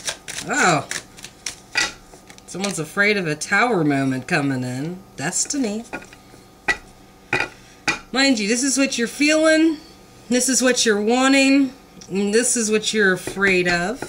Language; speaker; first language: English; native; English